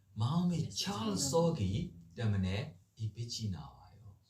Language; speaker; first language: Korean; non-native, learner; Burmese